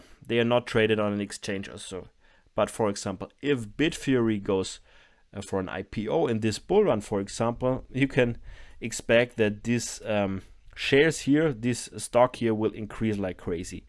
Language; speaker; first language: English; non-native, fluent; German